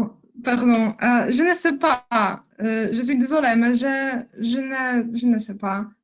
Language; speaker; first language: French; non-native, learner; Polish